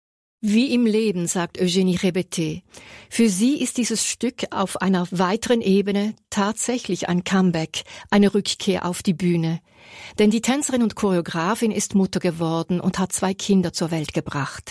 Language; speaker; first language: German; native; German